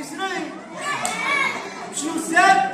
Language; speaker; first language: Arabic; native; Arabic